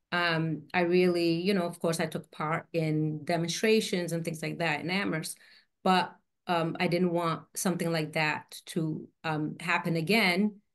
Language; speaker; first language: English; native; English